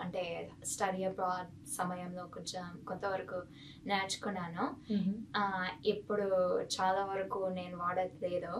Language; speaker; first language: Telugu; non-native, fluent; English